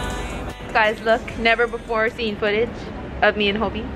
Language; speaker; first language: English; native; English